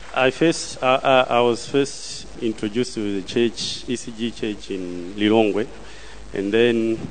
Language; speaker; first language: English; non-native, local second language; Nyanja